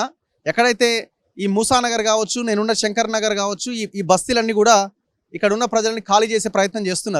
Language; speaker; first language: Telugu; native; Telugu